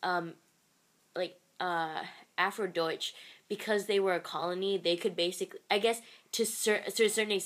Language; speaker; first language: English; non-native, local second language; Cantonese